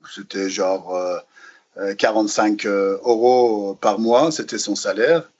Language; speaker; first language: French; non-native, fluent; Persian